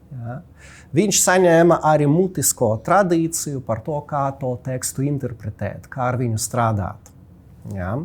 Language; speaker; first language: Latvian; non-native, local second language; Russian